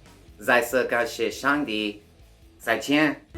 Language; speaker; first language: Chinese; non-native, learner; English